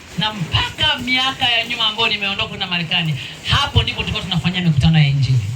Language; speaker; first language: Swahili; native; Swahili